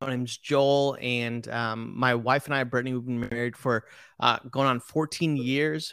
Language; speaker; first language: English; early bilingual, other home language; Telugu